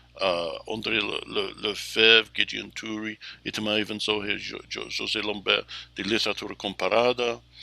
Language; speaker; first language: Portuguese; non-native, fluent; English